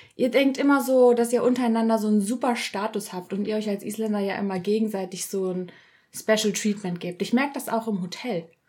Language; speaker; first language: German; native; German